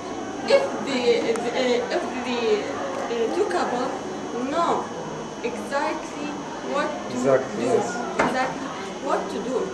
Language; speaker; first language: English; non-native, learner; Arabic